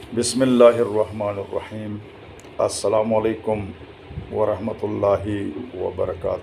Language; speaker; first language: Urdu; native; Urdu